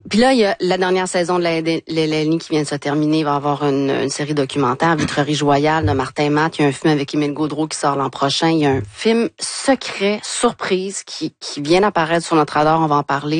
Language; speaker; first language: French; native; French